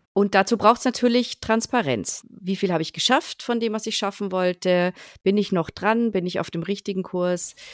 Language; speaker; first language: German; native; German